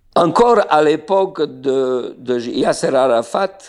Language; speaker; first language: French; non-native, fluent; Slovenian